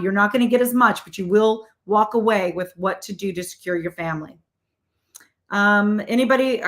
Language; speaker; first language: English; native; English